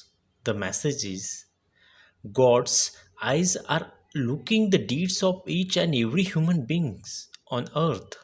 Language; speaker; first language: English; non-native, local second language; Marathi